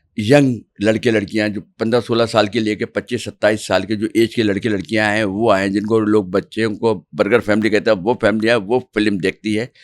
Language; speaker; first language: Urdu; native; Urdu